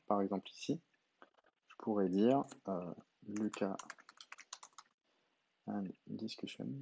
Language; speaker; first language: French; native; French